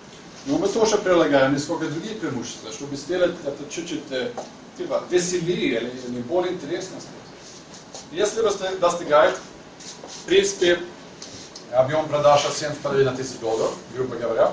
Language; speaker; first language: Russian; non-native, learner; Swedish